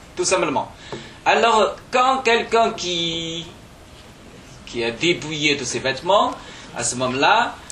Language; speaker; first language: French; non-native, fluent; Chinese